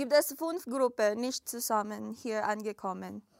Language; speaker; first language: German; non-native, learner; Filipino